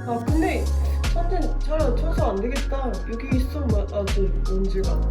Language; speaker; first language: Korean; non-native, fluent; Japanese